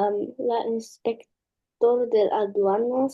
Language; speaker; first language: Spanish; non-native, learner; English